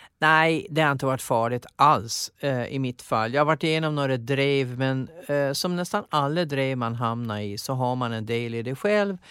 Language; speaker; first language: Swedish; native; Swedish